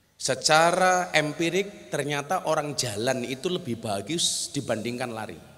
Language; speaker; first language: Indonesian; native; Indonesian